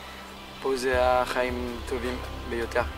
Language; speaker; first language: Hebrew; non-native, fluent; French